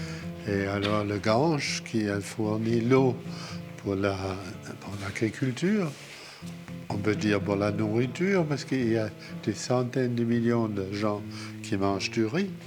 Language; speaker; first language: French; non-native, fluent; German